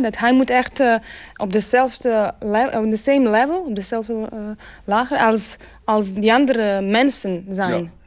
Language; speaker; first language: Dutch; non-native, learner; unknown